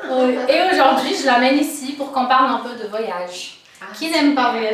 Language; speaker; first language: French; non-native, fluent; Portuguese